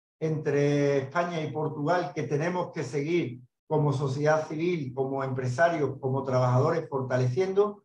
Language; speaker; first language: Spanish; native; Spanish